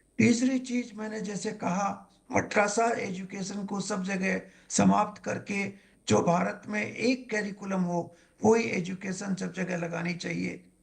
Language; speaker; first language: Hindi; native; Hindi